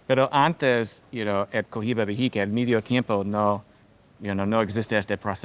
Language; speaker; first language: Spanish; non-native, learner; English